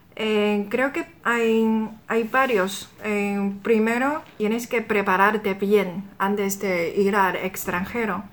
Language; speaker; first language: Spanish; non-native, fluent; Chinese